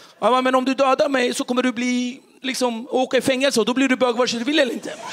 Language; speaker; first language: Swedish; early bilingual, other home language; Kurdish